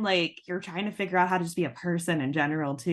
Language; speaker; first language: English; native; English